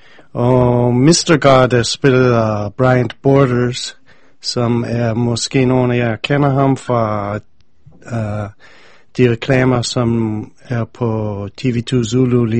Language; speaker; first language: Danish; non-native, fluent; English